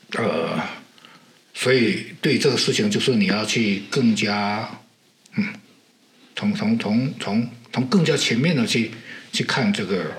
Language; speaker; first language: Chinese; non-native, local second language; Min Nan Chinese